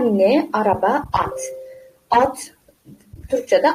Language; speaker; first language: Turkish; non-native, fluent; Uzbek